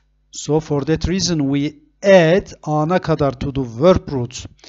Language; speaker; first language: English; non-native, fluent; Turkish